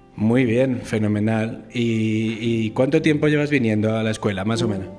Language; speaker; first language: Spanish; native; Spanish